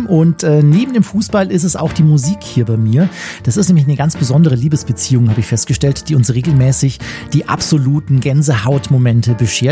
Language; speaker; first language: German; native; German